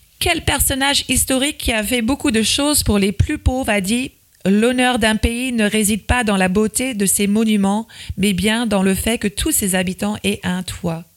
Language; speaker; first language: French; native; French